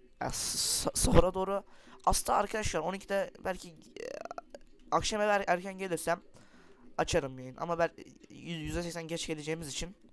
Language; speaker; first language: Turkish; native; Turkish